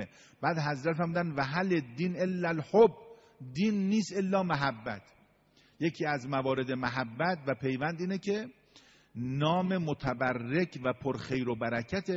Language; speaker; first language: Persian; native; Persian